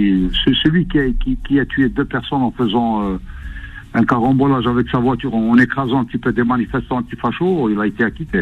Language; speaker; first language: French; non-native, local second language; Arabic